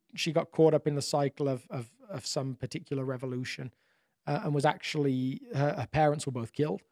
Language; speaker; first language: English; native; English